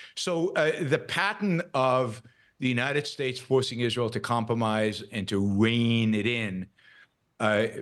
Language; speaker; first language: English; non-native, fluent; Hebrew